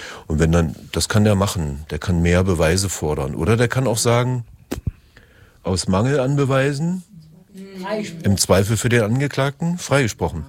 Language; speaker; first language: German; native; German